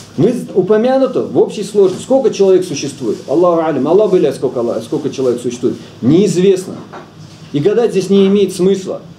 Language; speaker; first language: Russian; native; Russian